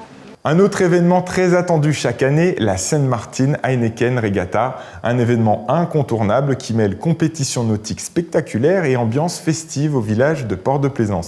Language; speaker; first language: French; native; French